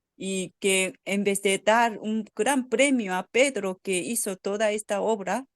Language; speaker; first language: Spanish; non-native, fluent; Korean